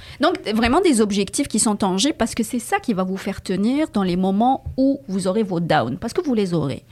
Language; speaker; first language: French; non-native, local second language; Arabic